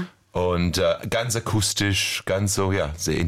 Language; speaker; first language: German; non-native, fluent; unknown